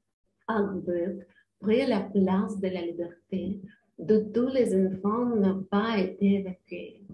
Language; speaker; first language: French; non-native, learner; Ukrainian